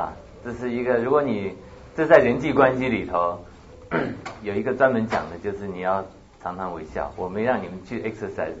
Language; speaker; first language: Chinese; native; Chinese